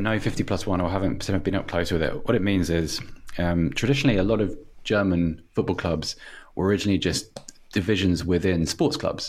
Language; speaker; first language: English; native; English